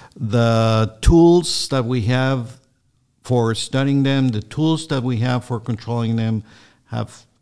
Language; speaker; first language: English; non-native, fluent; Spanish